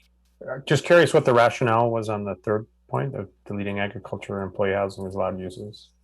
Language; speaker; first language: English; native; English